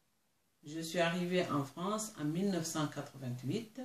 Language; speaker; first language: French; non-native, local second language; Mandingo